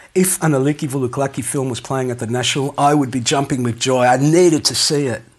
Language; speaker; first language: English; native; English